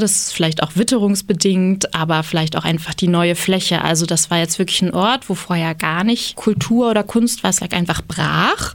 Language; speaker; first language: German; native; German